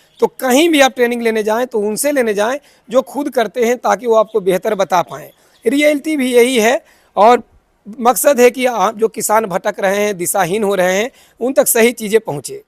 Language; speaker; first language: Hindi; native; Hindi